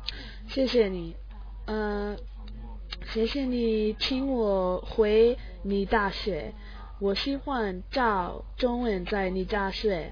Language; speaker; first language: Chinese; non-native, learner; English